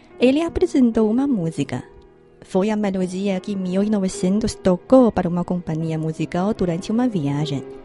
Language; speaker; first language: Portuguese; non-native, fluent; Chinese